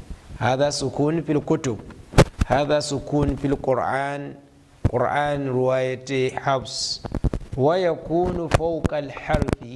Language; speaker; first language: Arabic; non-native, fluent; Hausa